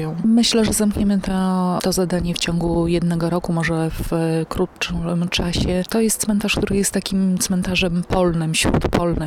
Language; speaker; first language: Polish; native; Polish